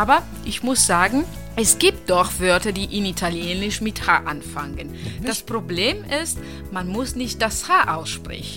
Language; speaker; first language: German; non-native, fluent; Italian